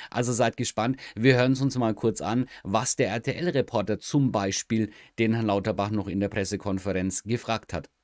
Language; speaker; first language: German; native; German